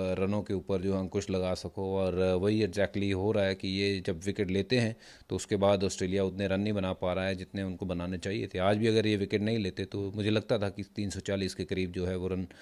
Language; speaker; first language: Hindi; non-native, local second language; Punjabi